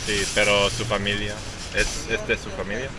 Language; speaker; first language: Spanish; non-native, learner; English